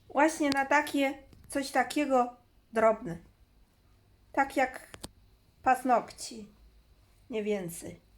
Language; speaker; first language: Polish; non-native, learner; Chinese